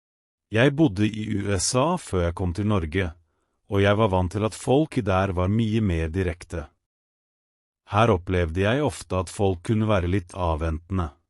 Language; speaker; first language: Norwegian; non-native, fluent; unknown